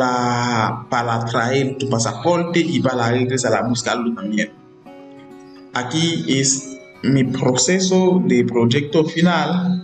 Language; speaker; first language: Spanish; non-native, learner; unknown